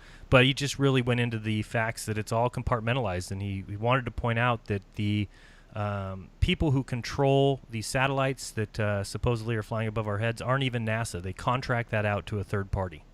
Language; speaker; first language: English; native; English